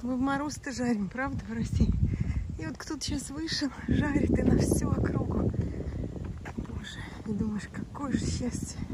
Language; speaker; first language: Russian; native; Russian